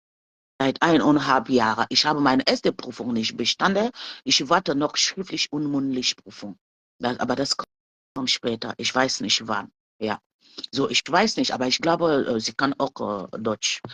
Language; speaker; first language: German; non-native, learner; French